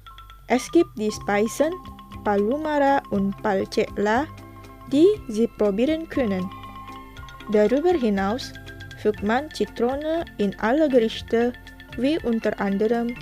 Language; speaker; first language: German; non-native, fluent; Indonesian